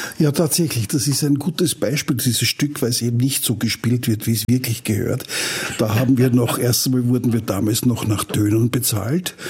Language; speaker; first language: German; native; German